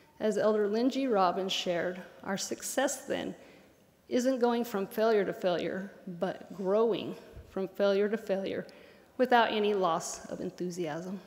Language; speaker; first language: English; native; English